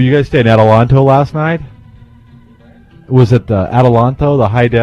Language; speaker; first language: English; native; English